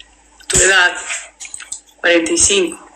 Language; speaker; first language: Spanish; non-native, learner; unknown